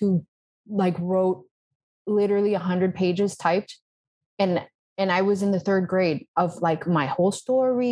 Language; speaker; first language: English; native; English